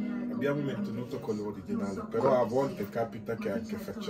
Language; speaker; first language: Italian; non-native, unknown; Wolof